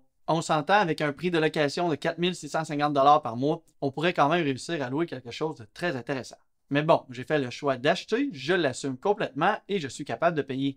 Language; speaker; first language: French; native; French